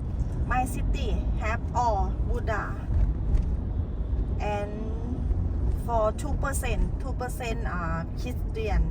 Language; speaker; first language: English; non-native, learner; Thai